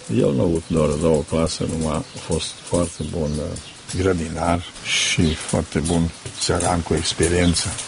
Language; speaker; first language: Romanian; native; Romanian